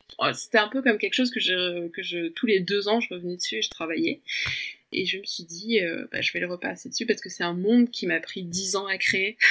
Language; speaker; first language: French; early bilingual, other home language; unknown